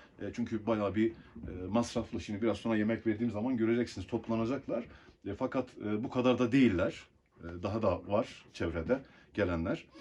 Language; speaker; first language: Turkish; native; Turkish